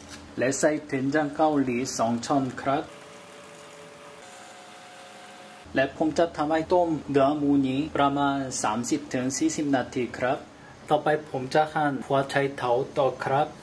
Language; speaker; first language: Thai; non-native, learner; Korean